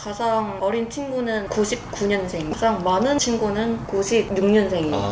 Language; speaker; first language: Korean; non-native, fluent; Vietnamese